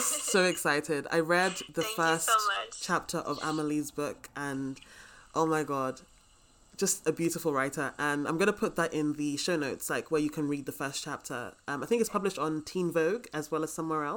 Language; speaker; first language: English; native; English